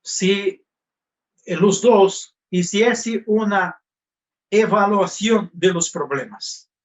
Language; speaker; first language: Spanish; non-native, fluent; Portuguese